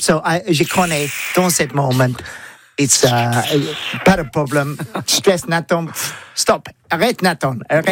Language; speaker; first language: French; non-native, learner; English